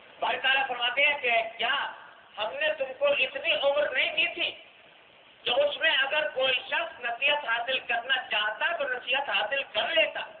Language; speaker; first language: Urdu; non-native, local second language; Pashto